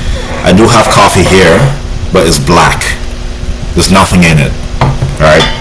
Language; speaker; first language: English; native; English